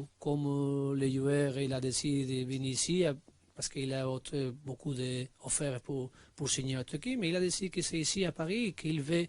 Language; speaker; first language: French; non-native, learner; Spanish